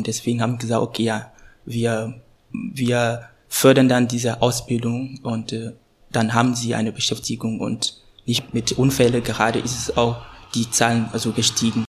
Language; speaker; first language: German; non-native, fluent; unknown